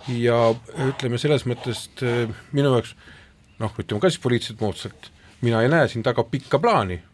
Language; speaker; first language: Estonian; native; Estonian